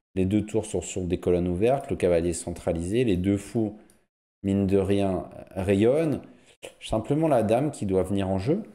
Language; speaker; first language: French; native; French